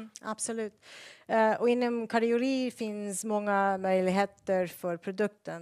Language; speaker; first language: Swedish; non-native, fluent; English